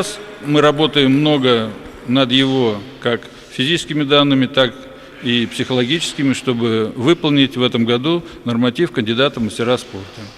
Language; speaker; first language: Russian; native; Russian